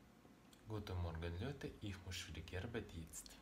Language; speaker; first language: German; non-native, learner; Russian